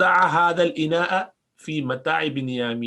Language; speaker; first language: Arabic; non-native, fluent; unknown